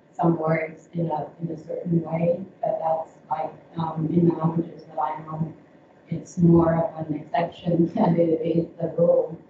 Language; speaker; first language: English; non-native, fluent; Finnish